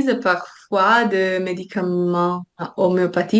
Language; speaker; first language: French; non-native, fluent; Italian